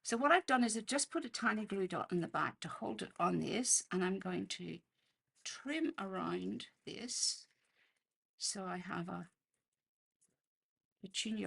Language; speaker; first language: English; native; English